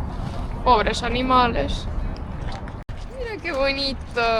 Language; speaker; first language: Spanish; non-native, fluent; Estonian